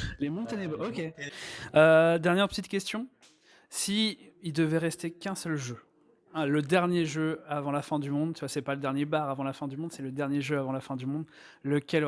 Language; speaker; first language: French; native; French